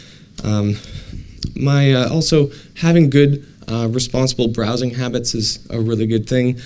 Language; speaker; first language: English; native; English